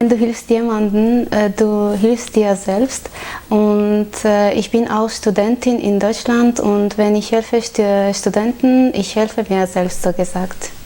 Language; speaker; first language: German; non-native, learner; Armenian